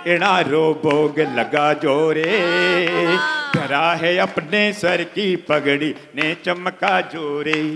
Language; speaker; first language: Hindi; native; Hindi